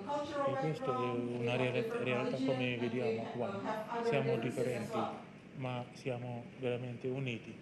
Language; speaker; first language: Italian; non-native, learner; Indonesian